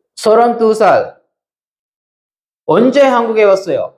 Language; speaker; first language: Korean; non-native, fluent; Sinhala